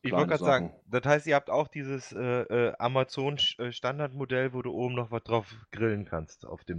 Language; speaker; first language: German; native; German